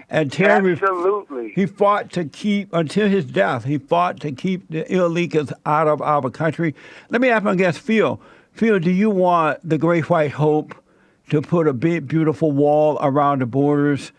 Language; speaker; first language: English; native; English